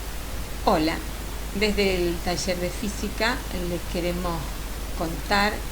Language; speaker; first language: Spanish; native; Spanish